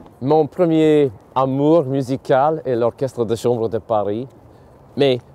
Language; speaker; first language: French; non-native, fluent; English